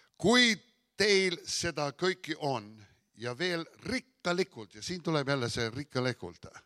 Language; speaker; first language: Estonian; early bilingual, heritage; Estonian